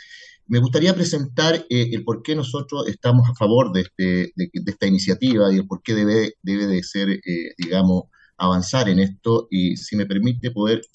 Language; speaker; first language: Spanish; native; Spanish